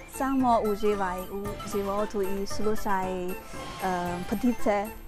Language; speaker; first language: Bosnian; non-native, learner; Chinese